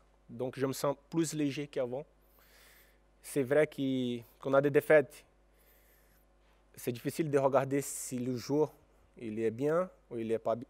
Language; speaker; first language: French; non-native, fluent; Portuguese